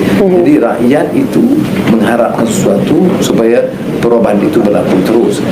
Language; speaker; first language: Malay; native; Malay